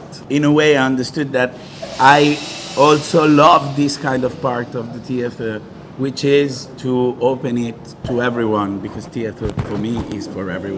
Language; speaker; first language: English; non-native, fluent; French